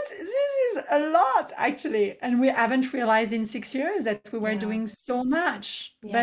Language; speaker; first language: English; non-native, fluent; French